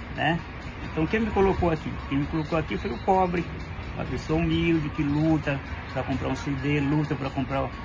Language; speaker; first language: Portuguese; native; Portuguese